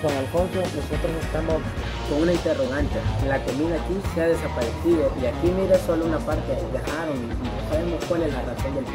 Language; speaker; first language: Spanish; native; Spanish